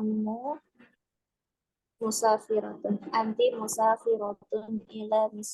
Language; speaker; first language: Arabic; non-native, learner; Indonesian